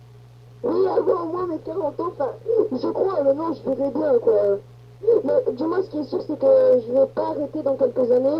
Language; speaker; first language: French; native; French